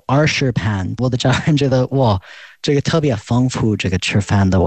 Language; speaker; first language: Chinese; non-native, fluent; English